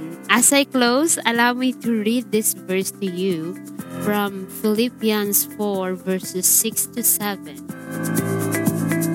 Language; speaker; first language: English; non-native, local second language; Filipino